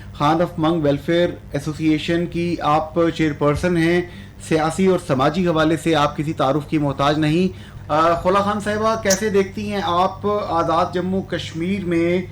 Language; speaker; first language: Urdu; non-native, local second language; Punjabi